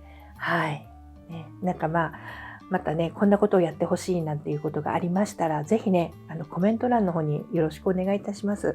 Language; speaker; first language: Japanese; native; Japanese